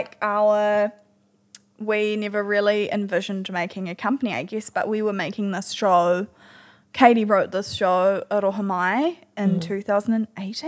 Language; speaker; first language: English; native; English